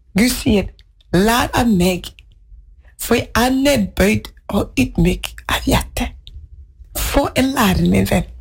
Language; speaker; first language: Norwegian; non-native, fluent; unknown